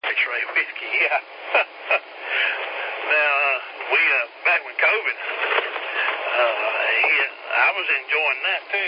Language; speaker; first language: English; native; English